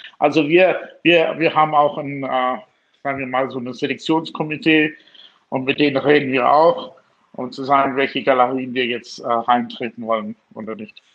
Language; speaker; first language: German; non-native, fluent; English